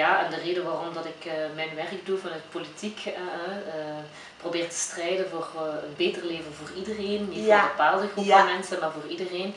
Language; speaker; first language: Dutch; early bilingual, other home language; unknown